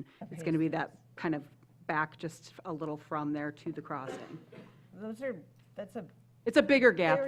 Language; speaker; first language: English; native; English